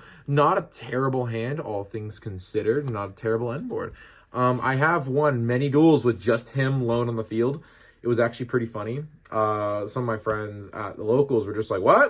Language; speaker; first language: English; native; English